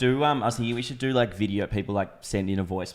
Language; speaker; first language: English; native; English